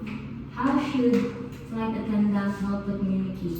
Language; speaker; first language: English; non-native, learner; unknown